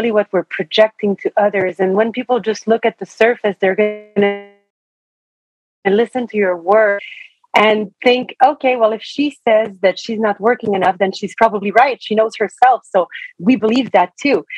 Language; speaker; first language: English; non-native, fluent; French